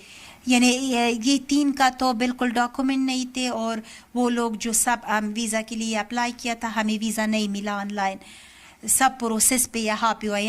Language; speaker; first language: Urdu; non-native, learner; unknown